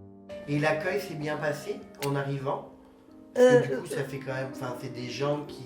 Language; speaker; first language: French; native; French